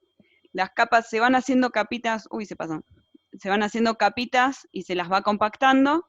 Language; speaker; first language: Spanish; native; Spanish